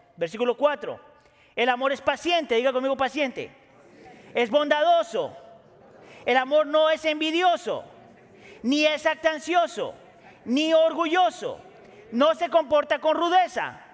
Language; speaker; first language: Spanish; native; Spanish